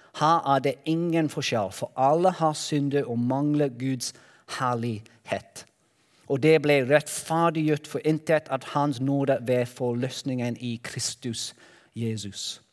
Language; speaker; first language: Norwegian; non-native, learner; Welsh